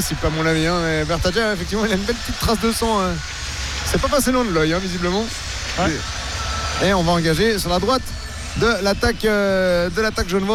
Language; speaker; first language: French; native; French